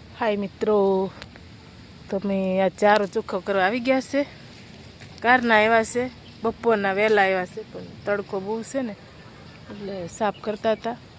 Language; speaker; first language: Gujarati; non-native, local second language; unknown